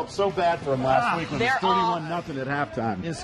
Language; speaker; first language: English; native; English